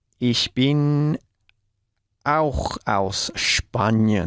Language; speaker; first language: German; non-native, learner; Spanish